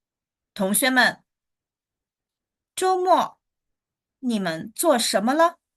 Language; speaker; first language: Chinese; non-native, fluent; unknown